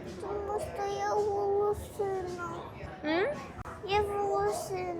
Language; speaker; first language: Ukrainian; early bilingual, heritage; Ukrainian